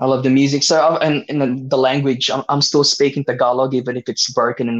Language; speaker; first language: English; native; English